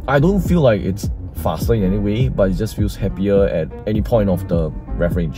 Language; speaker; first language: English; native; English